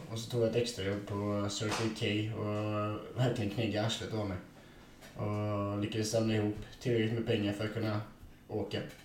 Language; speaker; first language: Swedish; native; Swedish